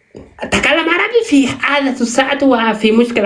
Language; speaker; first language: Arabic; non-native, learner; Oromo